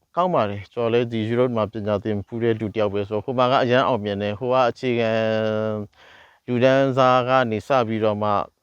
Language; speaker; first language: Burmese; native; Burmese